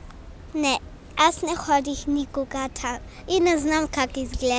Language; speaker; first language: Bulgarian; early bilingual, heritage; Bulgarian